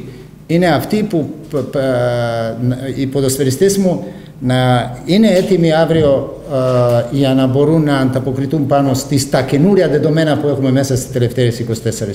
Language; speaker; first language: Greek; non-native, fluent; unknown